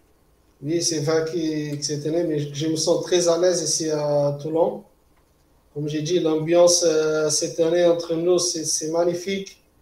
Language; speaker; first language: French; non-native, fluent; Portuguese